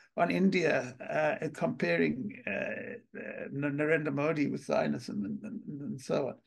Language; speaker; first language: English; native; English